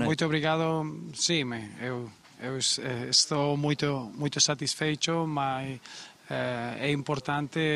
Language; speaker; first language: Portuguese; non-native, learner; Spanish